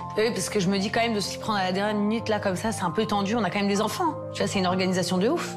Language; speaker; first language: French; native; French